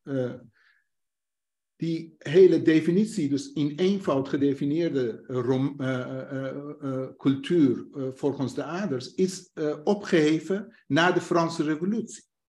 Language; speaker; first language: Dutch; non-native, fluent; Persian